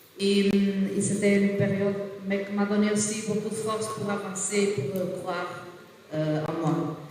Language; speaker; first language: French; non-native, fluent; Portuguese